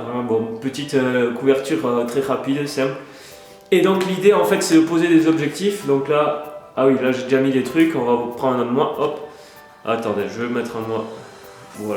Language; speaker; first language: French; native; French